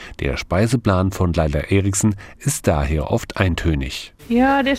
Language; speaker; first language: German; native; German